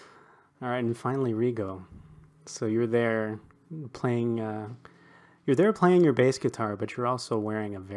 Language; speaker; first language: English; native; English